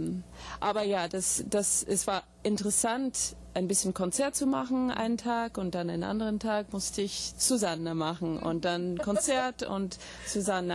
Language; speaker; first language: German; non-native, fluent; English